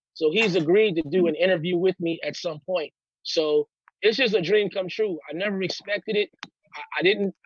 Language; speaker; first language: English; native; English